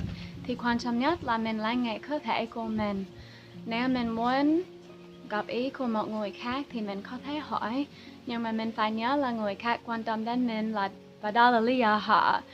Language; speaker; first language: Vietnamese; non-native, fluent; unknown